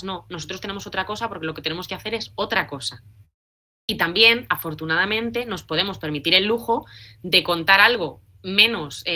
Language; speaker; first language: Spanish; native; Spanish